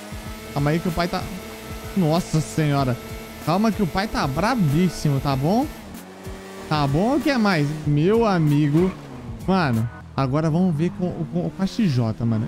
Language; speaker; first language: Portuguese; native; Portuguese